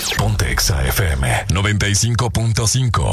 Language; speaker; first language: Spanish; native; Spanish